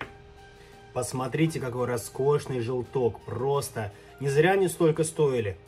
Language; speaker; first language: Russian; native; Russian